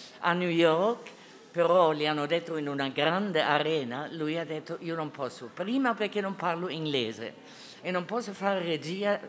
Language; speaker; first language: Italian; non-native, fluent; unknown